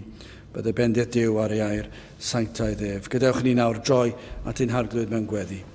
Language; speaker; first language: Welsh; native; Welsh